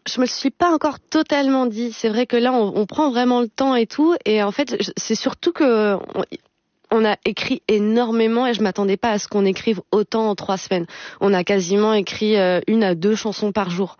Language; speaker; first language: French; native; French